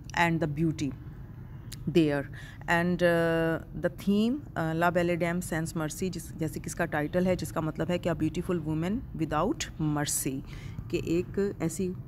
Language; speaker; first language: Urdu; non-native, local second language; Punjabi